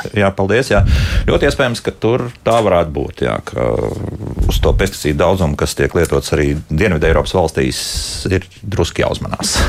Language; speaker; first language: Latvian; native; Latvian